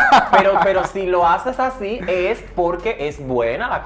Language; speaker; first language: Spanish; native; Spanish